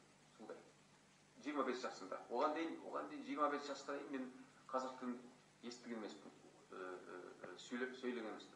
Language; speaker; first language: Kazakh; non-native, fluent; Hungarian